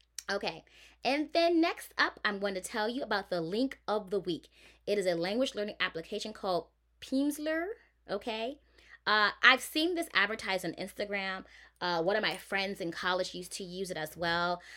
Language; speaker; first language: English; native; English